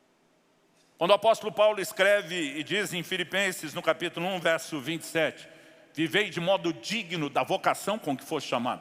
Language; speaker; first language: Portuguese; native; Portuguese